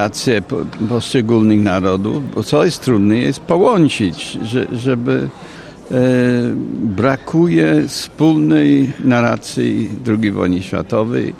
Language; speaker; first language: Polish; non-native, fluent; English